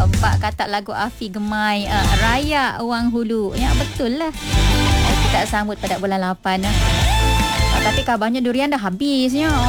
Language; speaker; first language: Malay; non-native, local second language; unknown